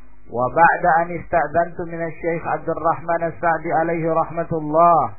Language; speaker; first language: Arabic; non-native, fluent; Indonesian